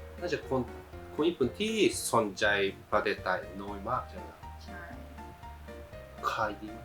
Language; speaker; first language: Thai; non-native, learner; Japanese